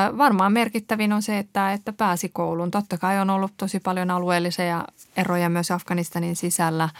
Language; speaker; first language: Finnish; early bilingual, other home language; Persian